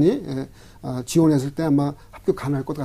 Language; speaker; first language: Korean; native; Korean